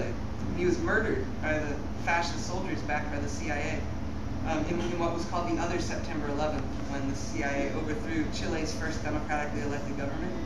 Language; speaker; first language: English; native; English